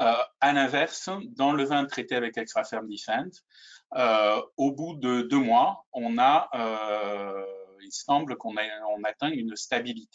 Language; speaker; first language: French; native; French